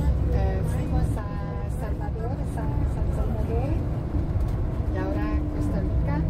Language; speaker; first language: Spanish; non-native, fluent; French